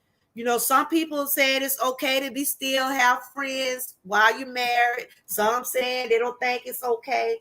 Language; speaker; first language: English; native; English